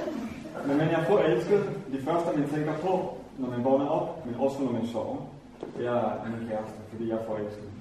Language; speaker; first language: Danish; non-native, fluent; Vietnamese